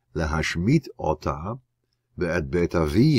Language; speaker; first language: Hebrew; non-native, fluent; Dutch